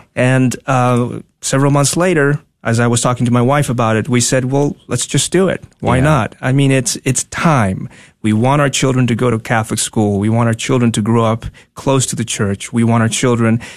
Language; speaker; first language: English; non-native, fluent; Spanish